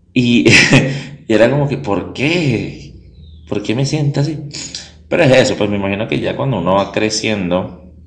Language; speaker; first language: Spanish; native; Spanish